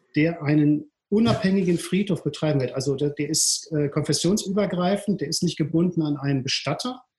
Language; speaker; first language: German; native; German